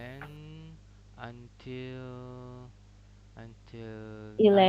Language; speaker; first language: English; non-native, learner; Indonesian